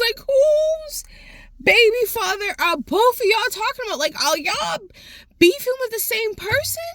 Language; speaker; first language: English; native; English